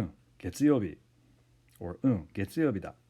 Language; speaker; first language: Japanese; non-native, fluent; English